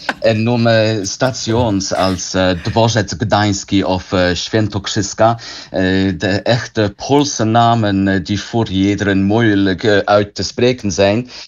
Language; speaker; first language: Dutch; non-native, learner; English